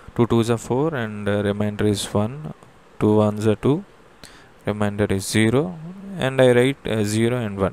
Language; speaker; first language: English; non-native, local second language; Telugu